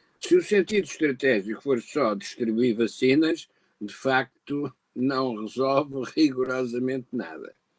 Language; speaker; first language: Portuguese; native; Portuguese